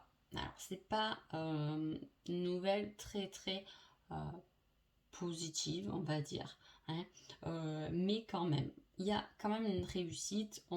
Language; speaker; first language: French; native; French